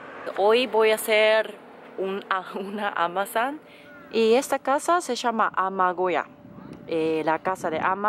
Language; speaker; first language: Spanish; non-native, learner; Japanese